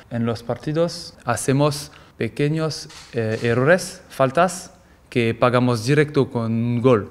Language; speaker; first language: Spanish; non-native, learner; French